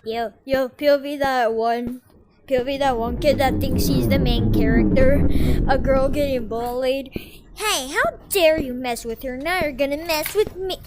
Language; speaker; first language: English; native; English